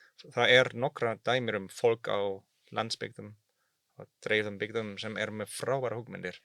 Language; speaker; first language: Icelandic; non-native, learner; German